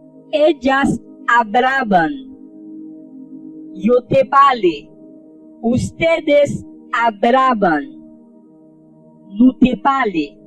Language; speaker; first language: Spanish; non-native, fluent; Haitian Creole